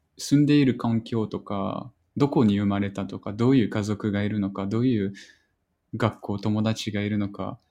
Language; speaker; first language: Japanese; non-native, fluent; French